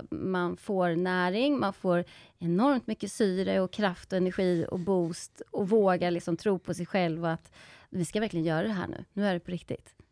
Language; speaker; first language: Swedish; native; Swedish